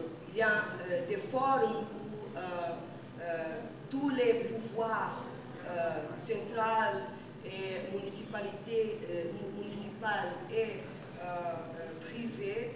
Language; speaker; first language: French; non-native, fluent; Portuguese